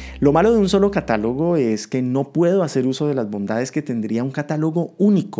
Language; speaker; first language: Spanish; native; Spanish